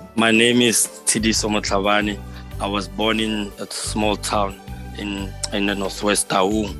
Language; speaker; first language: English; non-native, local second language; Tswana